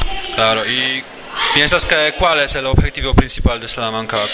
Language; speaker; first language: Spanish; native; Spanish